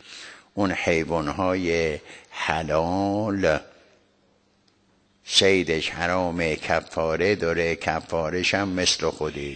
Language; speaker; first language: Persian; native; Persian